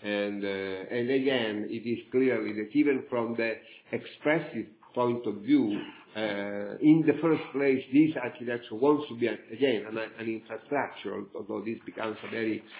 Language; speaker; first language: English; non-native, fluent; Italian